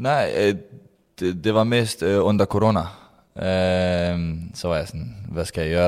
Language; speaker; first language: Swedish; non-native, learner; Danish